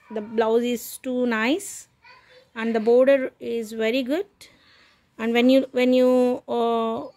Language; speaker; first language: English; non-native, local second language; Telugu